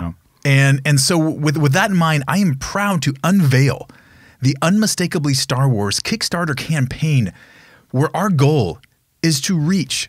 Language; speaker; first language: English; native; English